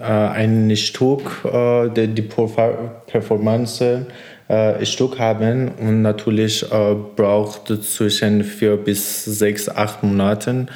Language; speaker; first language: German; non-native, learner; Persian